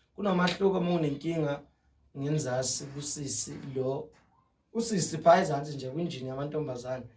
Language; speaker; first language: Zulu; non-native, local second language; Xhosa